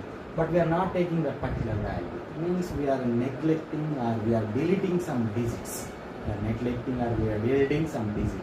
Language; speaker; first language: English; non-native, local second language; Telugu